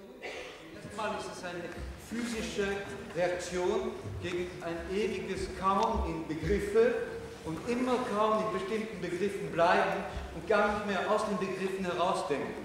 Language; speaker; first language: German; non-native, fluent; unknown